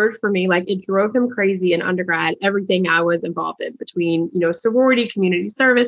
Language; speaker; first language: English; native; English